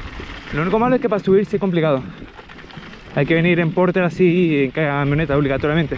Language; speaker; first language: Spanish; native; Spanish